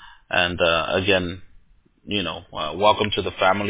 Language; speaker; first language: English; early bilingual, other home language; Spanish